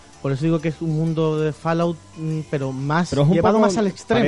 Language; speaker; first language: Spanish; native; Spanish